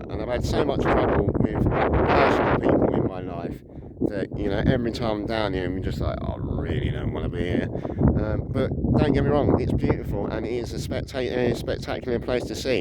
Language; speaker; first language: English; native; English